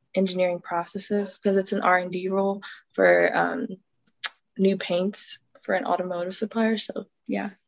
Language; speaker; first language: English; native; English